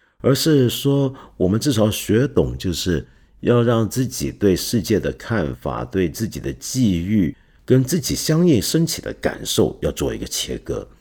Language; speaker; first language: Chinese; non-native, local second language; Cantonese